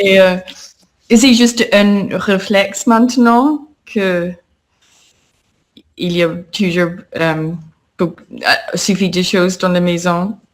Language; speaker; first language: French; non-native, fluent; English